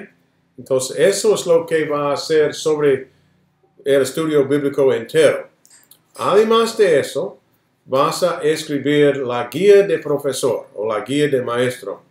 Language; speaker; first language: Spanish; non-native, fluent; English